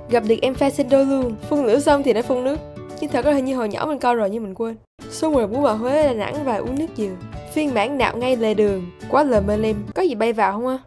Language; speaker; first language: Vietnamese; early bilingual, heritage; Vietnamese